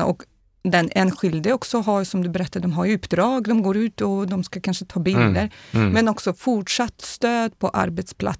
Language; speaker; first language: Swedish; non-native, fluent; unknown